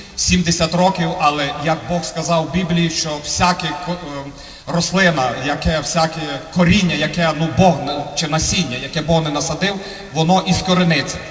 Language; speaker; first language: Ukrainian; native; Ukrainian